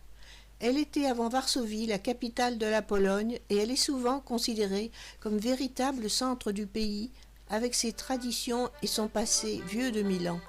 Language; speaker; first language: French; native; French